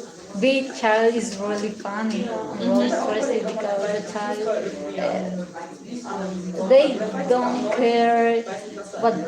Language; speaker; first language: English; non-native, learner; Spanish